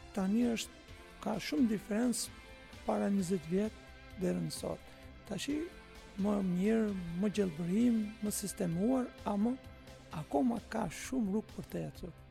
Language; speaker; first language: Albanian; non-native, fluent; Turkish